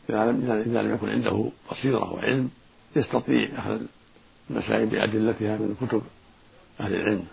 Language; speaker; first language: Arabic; native; Arabic